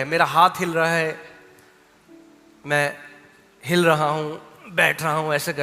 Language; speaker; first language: Hindi; native; Hindi